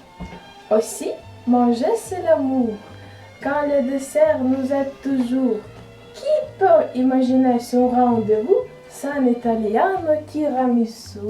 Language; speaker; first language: French; non-native, fluent; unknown